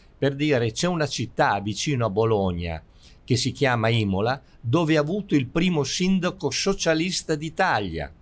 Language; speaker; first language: Italian; native; Italian